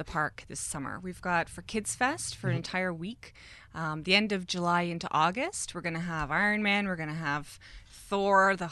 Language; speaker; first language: English; native; English